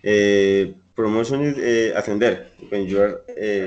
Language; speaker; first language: English; non-native, learner; Spanish